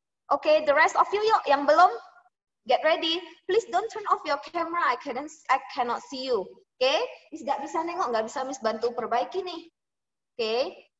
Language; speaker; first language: English; non-native, fluent; Indonesian